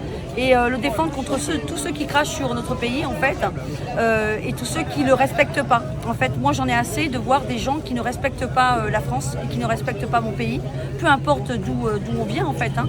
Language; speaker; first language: French; early bilingual, other home language; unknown